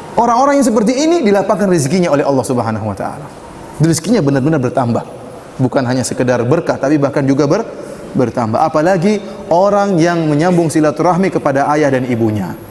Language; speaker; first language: Indonesian; native; Indonesian